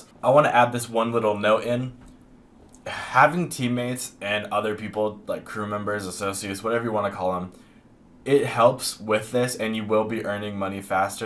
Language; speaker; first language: English; native; English